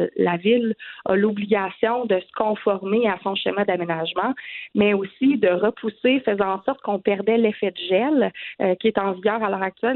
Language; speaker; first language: French; native; French